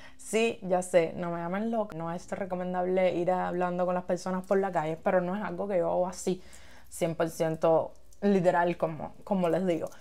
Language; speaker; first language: Spanish; native; Spanish